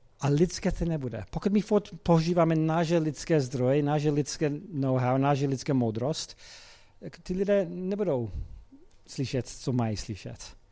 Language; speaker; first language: Czech; non-native, fluent; English